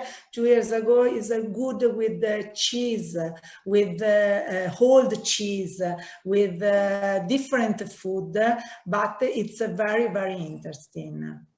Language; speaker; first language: English; non-native, learner; Italian